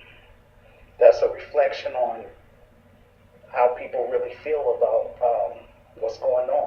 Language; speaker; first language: English; native; English